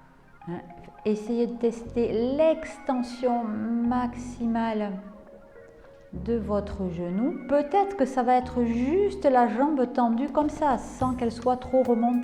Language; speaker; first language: French; native; French